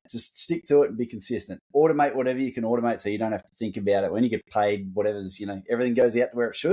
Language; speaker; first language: English; native; English